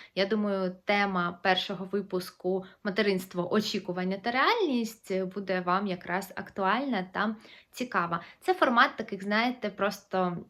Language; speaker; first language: Ukrainian; non-native, local second language; Russian